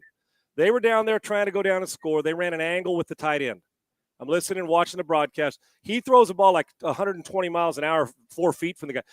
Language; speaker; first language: English; native; English